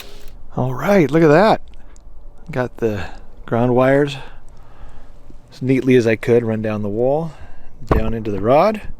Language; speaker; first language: English; native; English